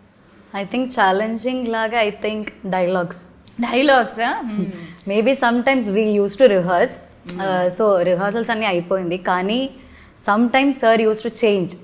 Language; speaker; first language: Telugu; non-native, learner; Malayalam